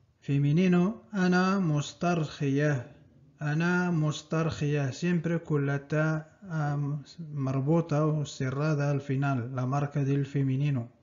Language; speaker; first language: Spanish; non-native, fluent; Arabic